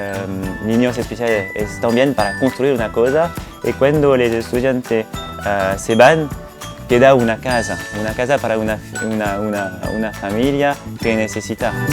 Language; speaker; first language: Spanish; non-native, learner; French